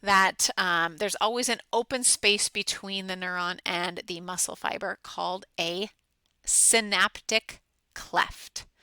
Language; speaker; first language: English; native; English